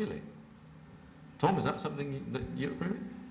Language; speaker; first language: English; native; English